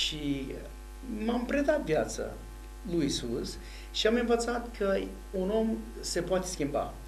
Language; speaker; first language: Romanian; non-native, fluent; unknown